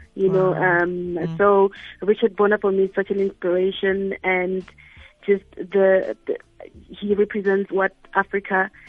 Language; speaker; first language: English; non-native, local second language; Tswana